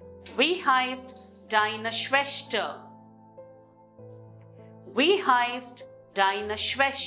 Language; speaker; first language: German; non-native, learner; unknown